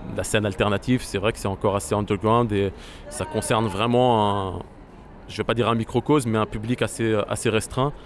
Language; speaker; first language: French; non-native, local second language; Arabic